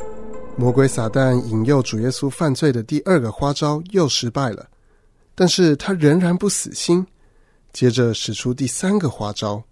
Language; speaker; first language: Chinese; native; Chinese